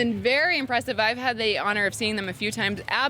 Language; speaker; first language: English; native; English